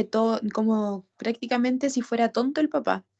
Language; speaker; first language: Spanish; native; Spanish